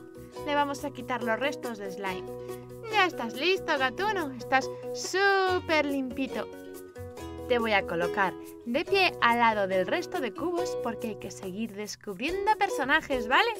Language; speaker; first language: Spanish; native; Spanish